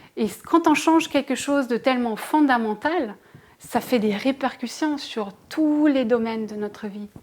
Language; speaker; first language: French; non-native, fluent; German